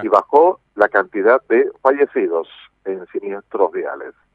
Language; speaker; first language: Spanish; native; Spanish